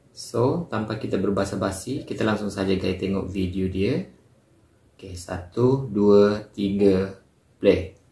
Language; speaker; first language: Malay; native; Malay